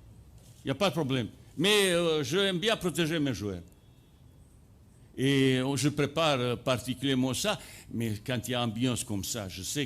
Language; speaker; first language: French; non-native, fluent; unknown